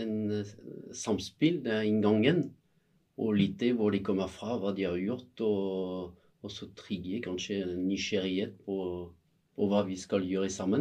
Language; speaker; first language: Norwegian; non-native, fluent; French